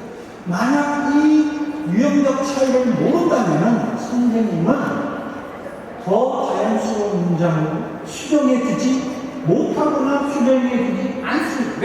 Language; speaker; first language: Korean; native; Korean